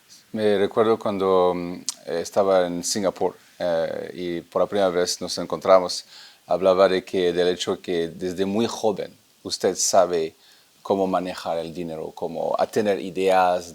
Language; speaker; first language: Spanish; non-native, fluent; French